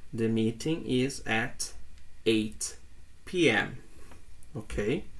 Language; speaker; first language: English; non-native, fluent; Portuguese